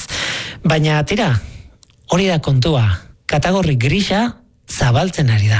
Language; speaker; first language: Basque; native; Basque